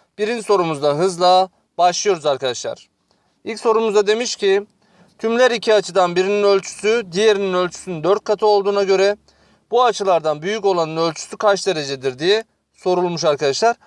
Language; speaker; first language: Turkish; native; Turkish